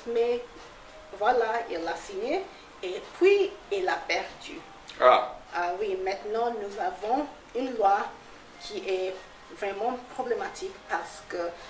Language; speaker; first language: French; non-native, fluent; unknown